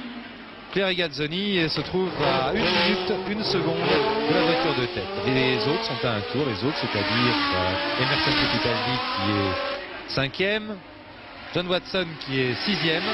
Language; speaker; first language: French; native; French